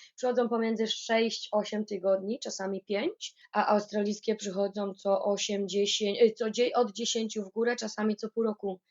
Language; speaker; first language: Polish; native; Polish